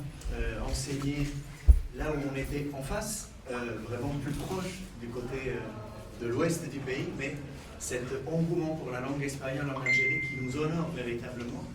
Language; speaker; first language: French; non-native, fluent; Spanish